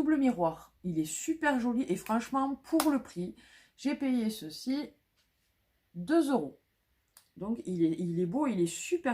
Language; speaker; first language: French; native; French